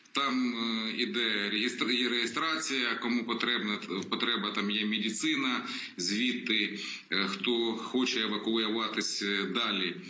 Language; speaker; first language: Ukrainian; native; Ukrainian